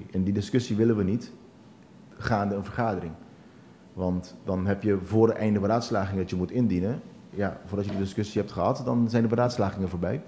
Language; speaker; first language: Dutch; non-native, local second language; Papiamento